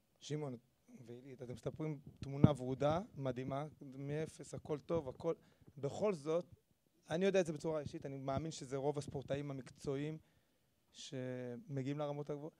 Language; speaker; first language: Hebrew; early bilingual, other home language; Spanish